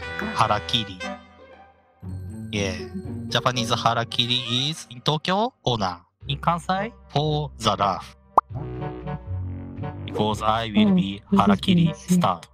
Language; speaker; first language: English; non-native, learner; Japanese